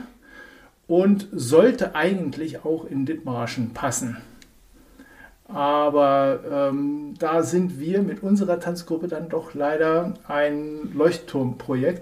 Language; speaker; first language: German; native; German